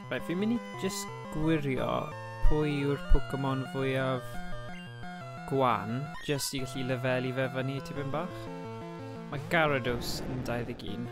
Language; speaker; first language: Welsh; native; Welsh